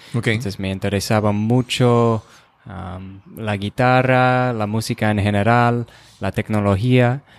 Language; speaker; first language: Spanish; non-native, fluent; English